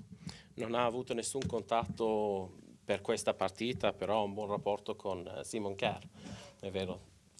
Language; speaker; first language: Italian; non-native, local second language; Swedish